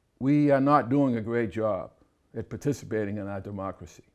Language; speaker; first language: English; native; English